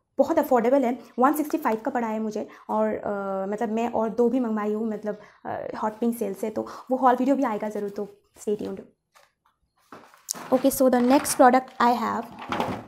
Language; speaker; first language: Hindi; non-native, local second language; Bangla